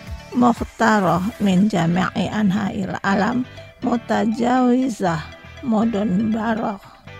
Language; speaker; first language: Arabic; non-native, fluent; Indonesian